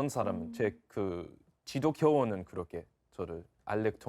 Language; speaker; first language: Korean; non-native, fluent; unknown